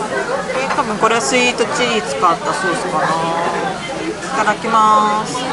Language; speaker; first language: Japanese; native; Japanese